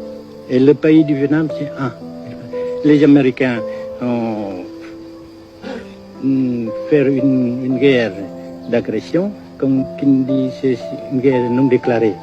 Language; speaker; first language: French; non-native, fluent; Vietnamese